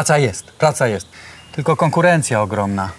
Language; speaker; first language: Polish; native; Polish